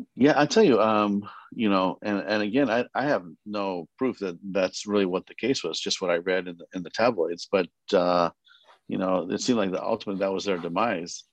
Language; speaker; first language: English; early bilingual, other home language; Korean